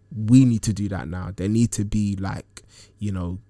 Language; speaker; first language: English; early bilingual, other home language; Akan